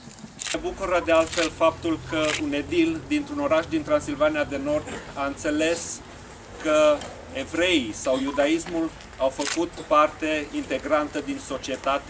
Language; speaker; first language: Romanian; native; Romanian